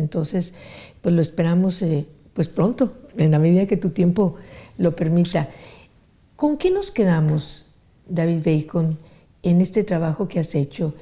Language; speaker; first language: Spanish; native; Spanish